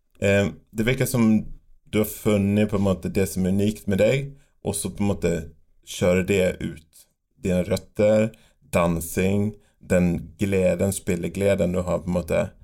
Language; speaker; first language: Norwegian; native; Norwegian